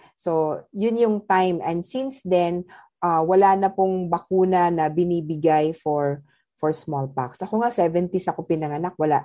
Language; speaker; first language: Filipino; non-native, local second language; Cebuano